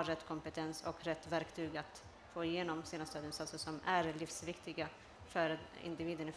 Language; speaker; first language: Swedish; early bilingual, other home language; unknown